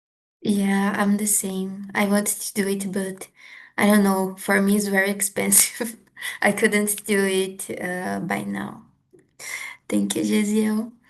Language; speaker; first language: English; non-native, fluent; Portuguese